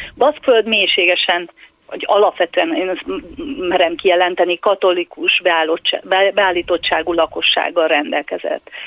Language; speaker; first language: Hungarian; native; Hungarian